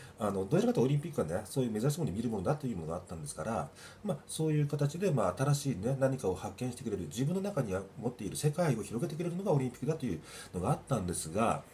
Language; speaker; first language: Japanese; native; Japanese